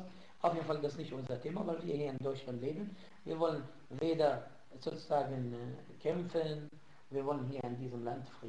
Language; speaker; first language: German; non-native, fluent; Arabic